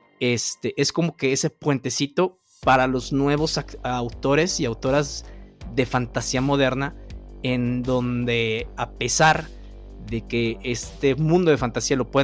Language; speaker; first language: Spanish; native; Spanish